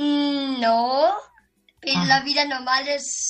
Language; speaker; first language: Spanish; early bilingual, heritage; Spanish